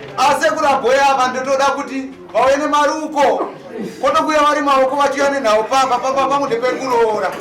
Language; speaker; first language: Shona; native; Shona